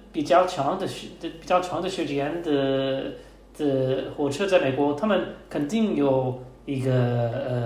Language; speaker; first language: Chinese; non-native, learner; English